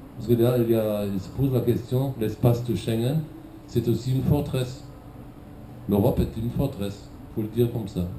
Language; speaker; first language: French; non-native, fluent; German